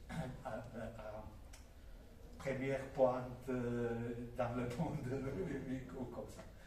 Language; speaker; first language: French; non-native, fluent; Czech